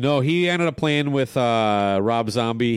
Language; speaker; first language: English; native; English